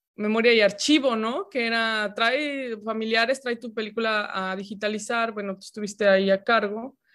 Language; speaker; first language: Spanish; native; Spanish